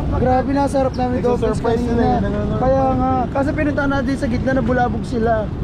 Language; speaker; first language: Filipino; native; Filipino